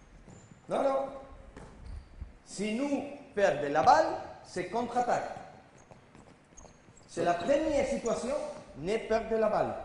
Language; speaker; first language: French; non-native, learner; Spanish